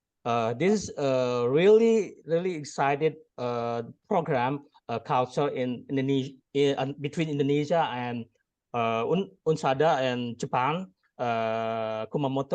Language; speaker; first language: English; non-native, learner; Indonesian